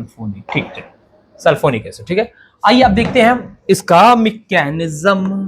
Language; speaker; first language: Hindi; native; Hindi